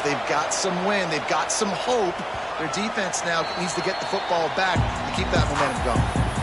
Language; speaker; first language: English; native; English